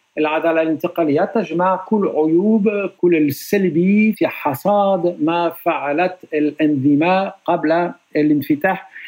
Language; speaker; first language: Arabic; non-native, fluent; French